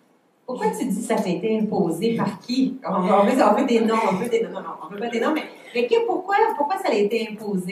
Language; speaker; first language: French; native; French